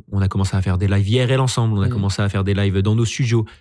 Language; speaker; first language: French; native; French